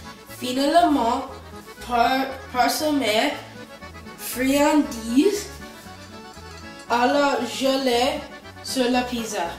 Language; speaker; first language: French; non-native, learner; English